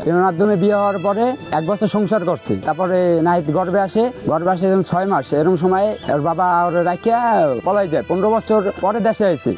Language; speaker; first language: Bangla; native; Bangla